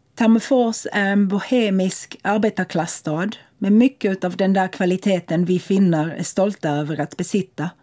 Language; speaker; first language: Swedish; non-native, fluent; English